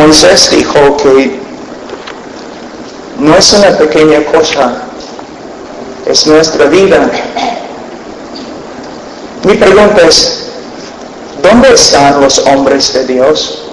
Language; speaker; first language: Spanish; non-native, fluent; English